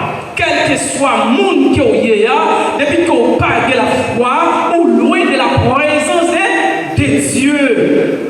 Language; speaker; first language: French; non-native, local second language; Haitian Creole